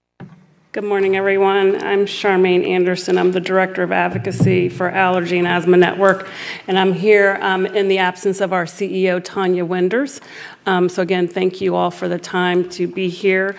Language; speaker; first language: English; native; English